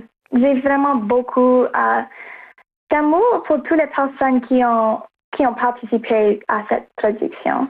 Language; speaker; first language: French; non-native, local second language; English